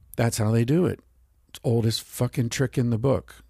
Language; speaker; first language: English; native; English